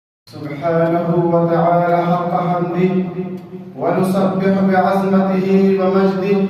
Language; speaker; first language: Arabic; non-native, learner; Urdu